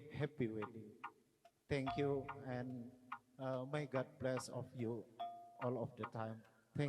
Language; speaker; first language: English; non-native, learner; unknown